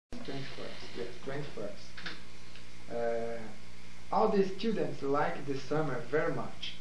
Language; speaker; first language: English; non-native, learner; Portuguese